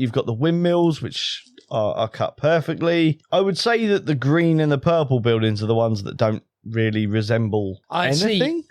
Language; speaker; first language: English; native; English